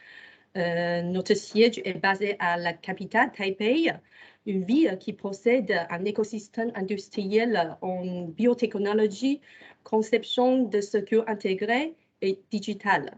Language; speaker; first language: French; non-native, fluent; Chinese